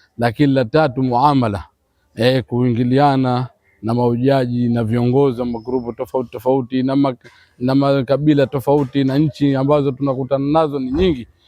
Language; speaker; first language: Swahili; native; Swahili